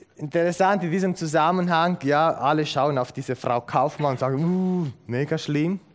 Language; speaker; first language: German; non-native, fluent; Romanian